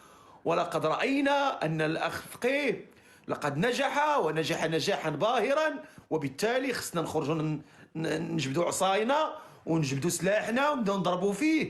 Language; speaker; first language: Arabic; native; Arabic